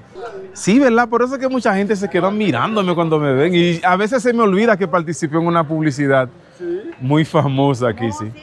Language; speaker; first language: Spanish; non-native, fluent; Haitian Creole